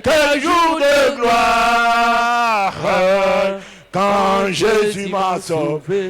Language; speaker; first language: French; non-native, local second language; Lingala